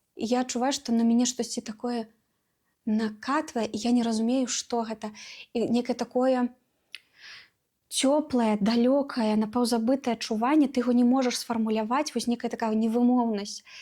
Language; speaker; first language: Belarusian; non-native, local second language; Russian